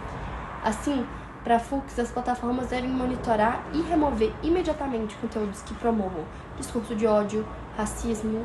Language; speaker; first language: Portuguese; native; Portuguese